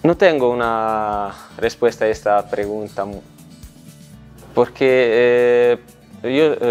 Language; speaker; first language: Spanish; non-native, learner; Italian